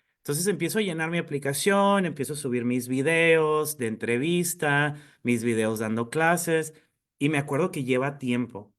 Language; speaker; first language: Spanish; native; Spanish